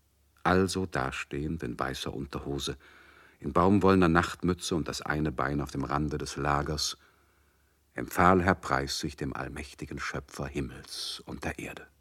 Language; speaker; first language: German; native; German